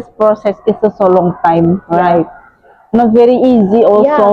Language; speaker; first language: English; non-native, learner; Indonesian